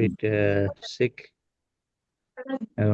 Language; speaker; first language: English; non-native, local second language; Bangla